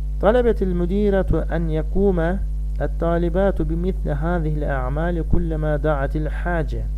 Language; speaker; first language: Arabic; non-native, fluent; Turkish